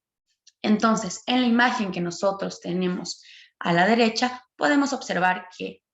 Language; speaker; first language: Spanish; native; Spanish